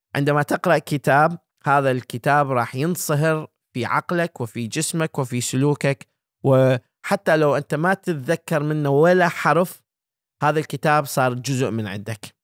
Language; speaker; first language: Arabic; native; Arabic